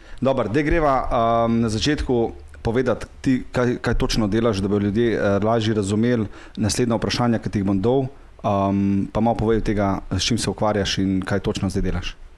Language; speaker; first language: Slovenian; native; Slovenian